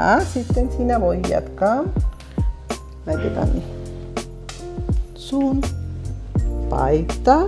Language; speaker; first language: Finnish; non-native, learner; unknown